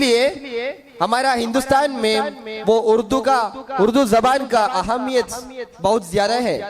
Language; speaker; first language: Hindi; non-native, local second language; Malayalam